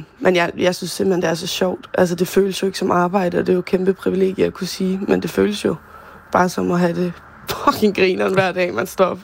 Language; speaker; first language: Danish; native; Danish